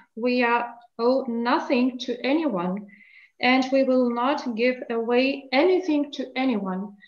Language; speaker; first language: English; non-native, fluent; Lithuanian